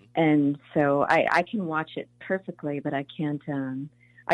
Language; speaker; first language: English; native; English